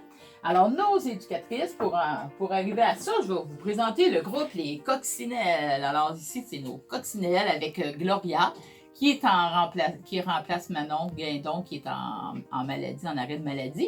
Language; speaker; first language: French; native; French